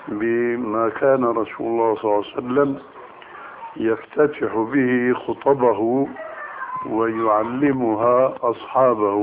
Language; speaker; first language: Arabic; early bilingual, other home language; Albanian